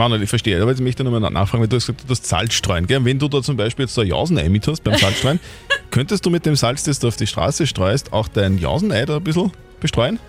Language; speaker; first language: German; native; German